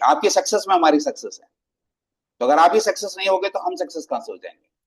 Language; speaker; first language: Hindi; native; Hindi